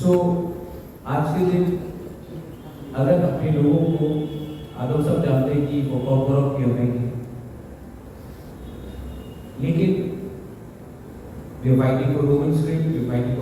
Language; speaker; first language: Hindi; non-native, local second language; Kok Borok